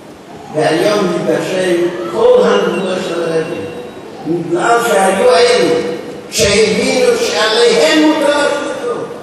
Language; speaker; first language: Hebrew; non-native, fluent; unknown